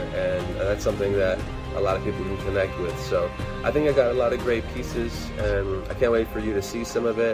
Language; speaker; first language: English; early bilingual, other home language; Spanish